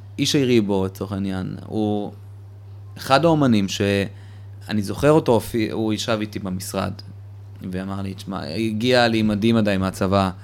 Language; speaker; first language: Hebrew; early bilingual, other home language; Russian